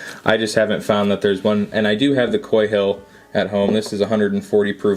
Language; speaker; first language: English; native; English